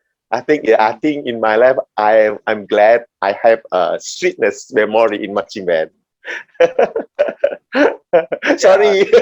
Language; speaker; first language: English; non-native, learner; Indonesian